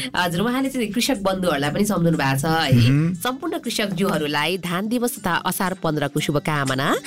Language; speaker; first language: Nepali; native; Nepali